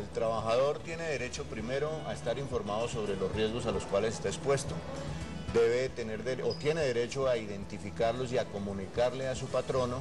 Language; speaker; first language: Spanish; native; Spanish